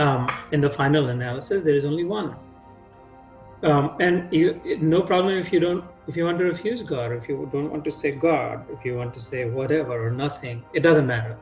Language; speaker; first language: English; non-native, local second language; Hindi